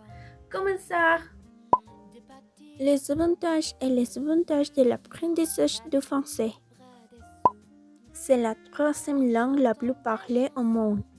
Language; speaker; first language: French; non-native, learner; Spanish